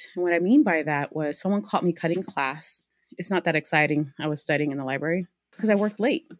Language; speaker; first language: English; early bilingual, other home language; Spanish